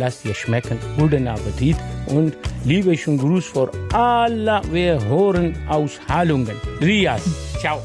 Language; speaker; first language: German; non-native, learner; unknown